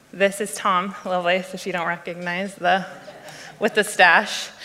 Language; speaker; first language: English; native; English